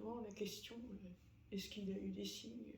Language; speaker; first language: French; native; French